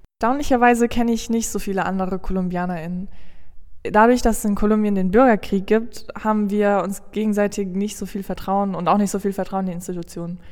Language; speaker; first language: German; non-native, fluent; Spanish